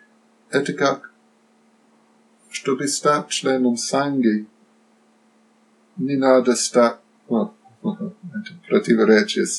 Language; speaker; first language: Russian; non-native, fluent; Slovak